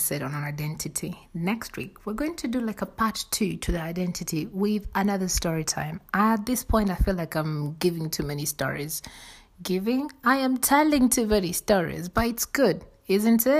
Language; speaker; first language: English; non-native, local second language; Swahili